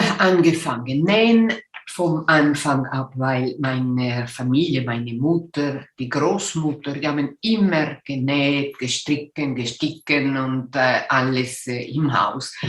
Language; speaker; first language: German; non-native, local second language; Italian